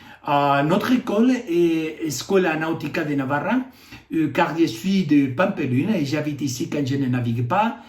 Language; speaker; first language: French; non-native, fluent; Spanish